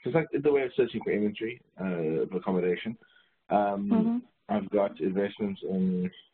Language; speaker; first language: English; native; English